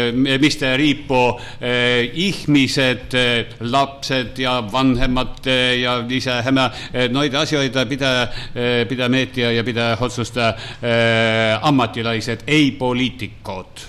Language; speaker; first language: Finnish; non-native, learner; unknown